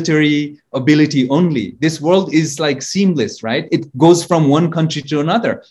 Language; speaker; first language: English; non-native, local second language; Nepali